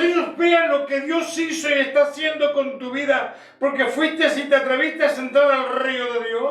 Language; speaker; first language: Spanish; native; Spanish